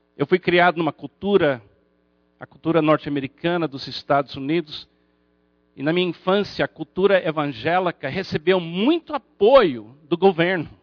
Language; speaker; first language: Portuguese; non-native, fluent; English